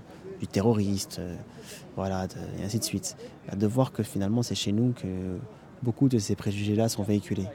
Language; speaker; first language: French; native; French